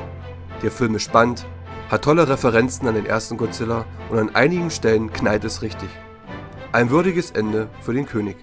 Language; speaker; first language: German; native; German